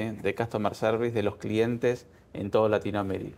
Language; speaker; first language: Spanish; native; Spanish